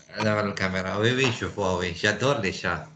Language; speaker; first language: French; non-native, fluent; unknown